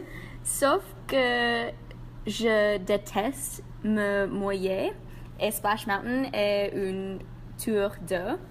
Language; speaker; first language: French; non-native, learner; English